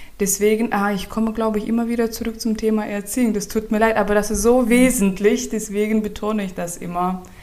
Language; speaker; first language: German; non-native, fluent; Turkmen